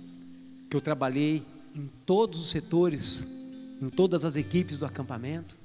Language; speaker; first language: Portuguese; native; Portuguese